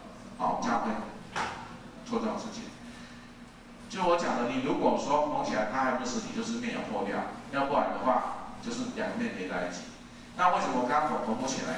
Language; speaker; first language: Chinese; native; Chinese